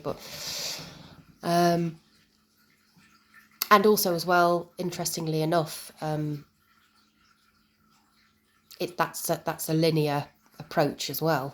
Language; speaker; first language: English; native; English